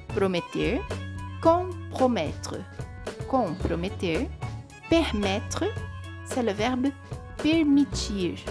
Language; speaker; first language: French; non-native, fluent; Portuguese